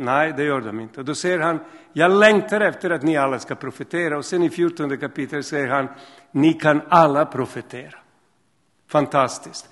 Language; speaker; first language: Swedish; non-native, fluent; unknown